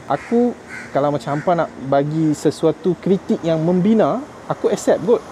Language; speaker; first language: Malay; native; Malay